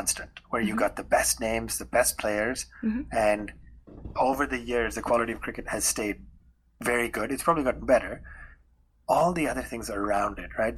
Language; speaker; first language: English; non-native, local second language; Hindi